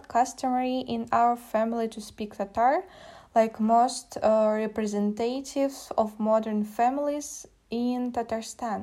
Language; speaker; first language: English; non-native, fluent; Russian